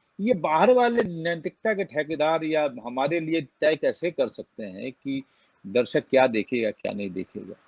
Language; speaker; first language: Hindi; native; Hindi